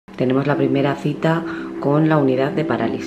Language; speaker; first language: Spanish; native; Spanish